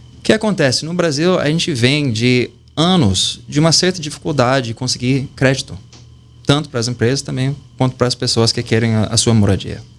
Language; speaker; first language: Portuguese; non-native, fluent; English